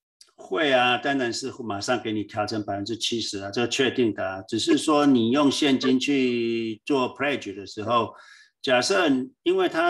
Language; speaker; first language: Chinese; native; Chinese